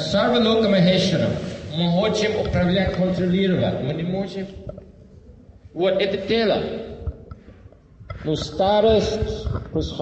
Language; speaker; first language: Russian; non-native, fluent; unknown